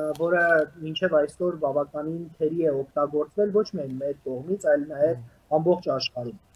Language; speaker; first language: Armenian; native; Armenian